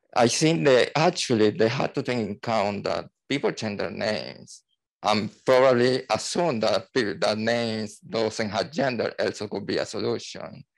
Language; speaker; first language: English; non-native, learner; Spanish